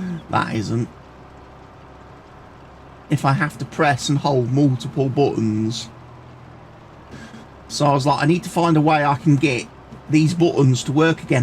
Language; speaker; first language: English; native; English